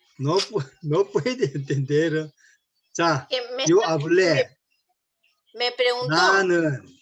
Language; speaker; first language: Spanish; non-native, learner; Korean